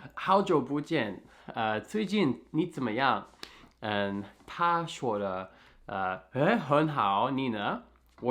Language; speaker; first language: Chinese; non-native, learner; English